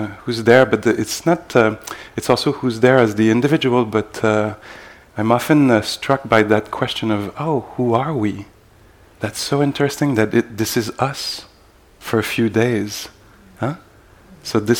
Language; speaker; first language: English; native; English